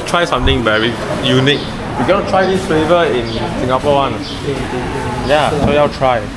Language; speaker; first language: English; non-native, local second language; Chinese